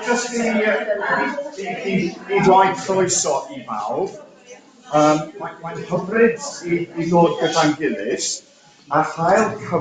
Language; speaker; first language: Welsh; non-native, fluent; English